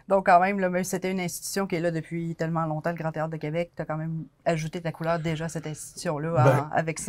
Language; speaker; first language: French; native; French